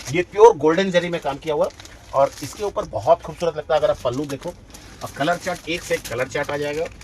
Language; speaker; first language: Hindi; non-native, local second language; Bangla